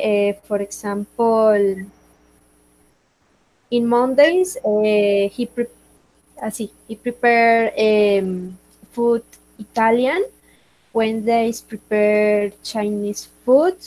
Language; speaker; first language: English; non-native, learner; Spanish